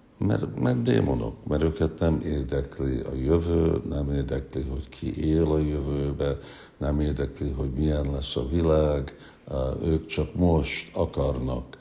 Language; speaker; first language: Hungarian; early bilingual, heritage; Hungarian